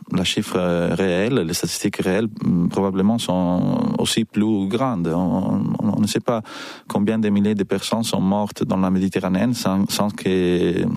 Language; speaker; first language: French; non-native, fluent; Italian